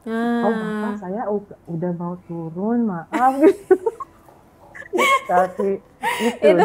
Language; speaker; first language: Indonesian; non-native, fluent; Filipino